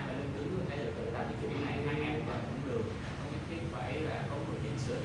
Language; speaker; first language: Vietnamese; native; Vietnamese